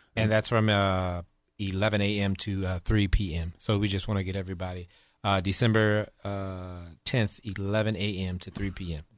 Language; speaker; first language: English; native; English